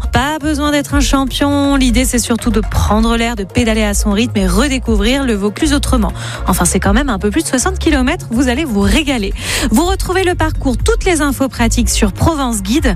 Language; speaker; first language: French; native; French